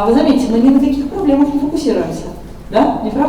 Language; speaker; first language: Russian; native; Russian